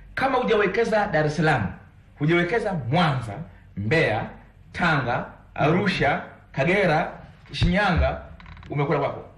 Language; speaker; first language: Swahili; native; Swahili